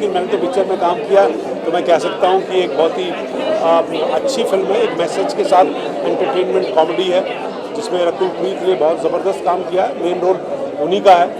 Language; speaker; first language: Hindi; native; Hindi